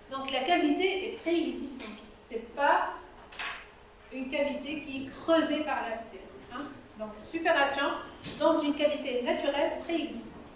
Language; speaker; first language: French; non-native, local second language; Arabic